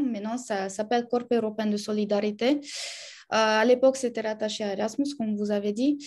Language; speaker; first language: French; non-native, fluent; Romanian